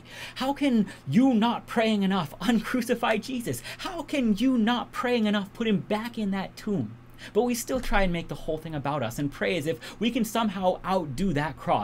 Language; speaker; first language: English; native; English